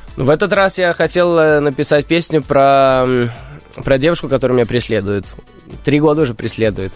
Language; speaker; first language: Russian; early bilingual, heritage; Russian